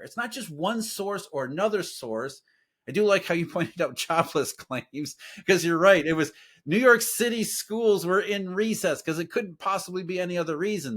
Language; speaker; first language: English; native; English